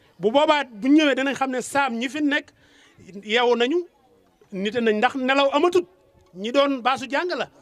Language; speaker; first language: Wolof; native; Wolof